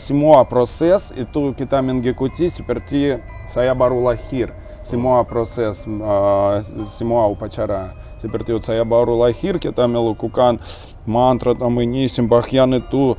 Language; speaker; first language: Indonesian; non-native, learner; Russian